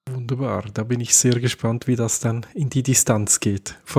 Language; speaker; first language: German; native; German